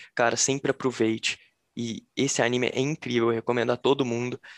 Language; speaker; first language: Portuguese; native; Portuguese